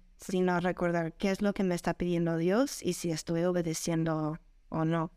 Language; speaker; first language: Spanish; non-native, fluent; English